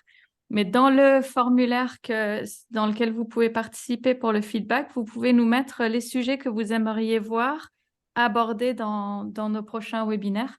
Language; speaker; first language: French; native; French